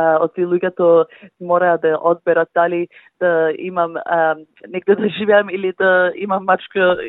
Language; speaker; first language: Macedonian; early bilingual, heritage; Macedonian